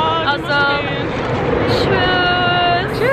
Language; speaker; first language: German; non-native, learner; English